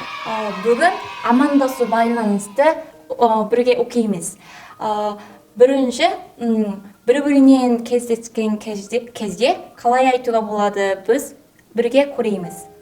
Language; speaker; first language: Kazakh; non-native, learner; Korean